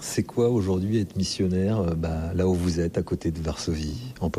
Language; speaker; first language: French; native; French